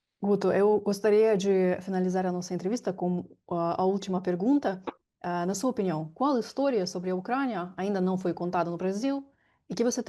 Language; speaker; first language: Portuguese; non-native, fluent; Ukrainian